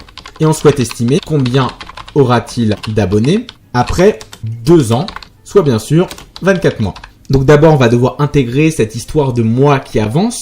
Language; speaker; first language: French; native; French